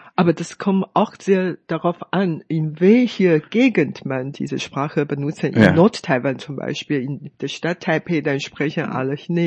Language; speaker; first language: German; non-native, fluent; Hakka Chinese